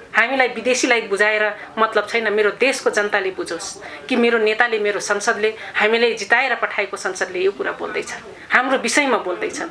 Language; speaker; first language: Nepali; non-native, local second language; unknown